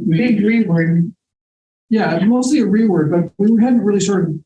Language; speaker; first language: English; native; English